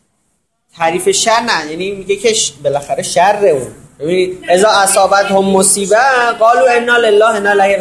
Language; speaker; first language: Persian; native; Persian